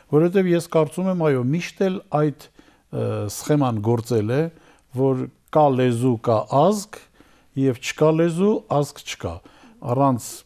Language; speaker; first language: Armenian; native; Armenian